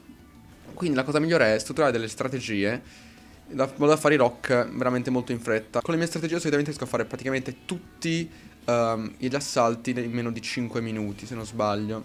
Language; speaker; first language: Italian; native; Italian